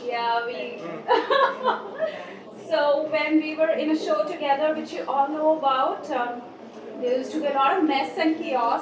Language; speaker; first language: English; non-native, local second language; Hindi